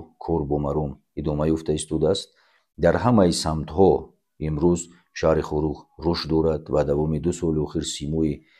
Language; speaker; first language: Tajik; native; Tajik